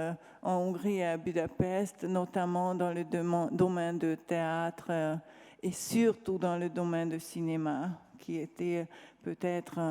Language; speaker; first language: French; non-native, fluent; Hungarian